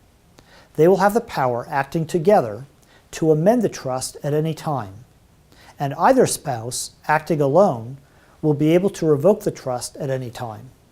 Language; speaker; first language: English; native; English